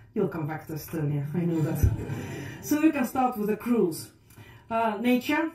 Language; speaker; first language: English; non-native, fluent; Estonian